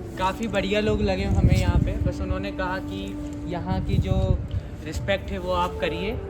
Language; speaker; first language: Hindi; native; Hindi